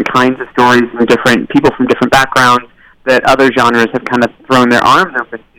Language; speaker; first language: English; native; English